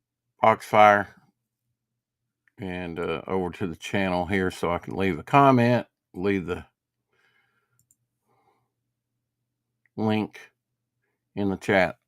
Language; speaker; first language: English; native; English